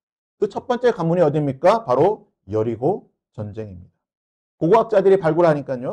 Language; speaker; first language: Korean; native; Korean